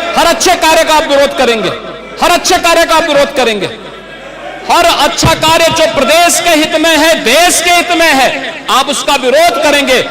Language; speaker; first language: Hindi; native; Hindi